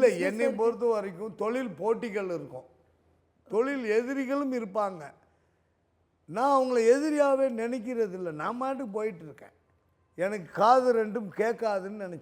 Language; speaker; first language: Tamil; native; Tamil